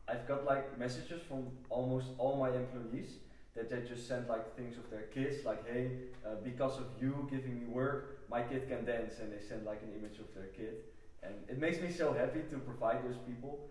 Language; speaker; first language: English; non-native, fluent; Dutch